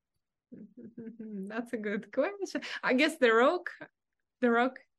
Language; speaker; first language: English; non-native, fluent; Russian